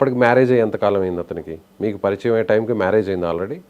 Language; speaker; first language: Telugu; native; Telugu